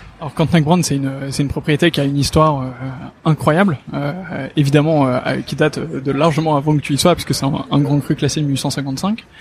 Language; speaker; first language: French; native; French